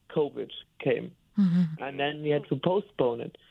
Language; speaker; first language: English; non-native, fluent; German